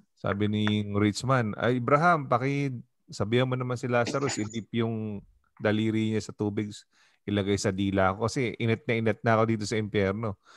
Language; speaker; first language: Filipino; native; Filipino